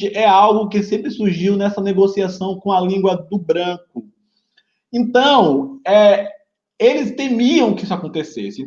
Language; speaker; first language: Portuguese; native; Portuguese